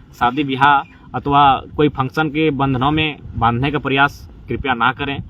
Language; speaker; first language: Hindi; non-native, local second language; Magahi